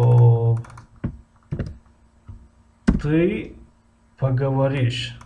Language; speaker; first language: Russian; non-native, local second language; Tajik